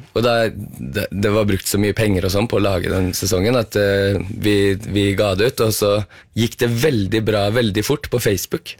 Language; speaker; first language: Norwegian; native; Norwegian